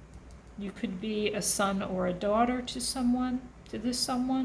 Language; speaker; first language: English; native; English